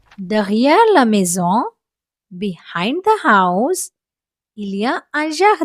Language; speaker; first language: French; non-native, fluent; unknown